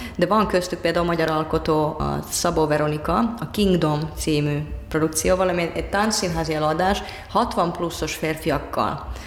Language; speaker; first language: Hungarian; non-native, fluent; Finnish